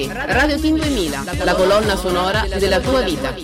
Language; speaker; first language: Italian; native; Italian